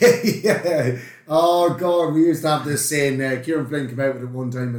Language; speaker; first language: English; native; English